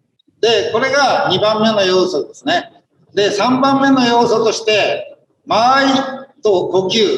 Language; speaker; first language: Japanese; native; Japanese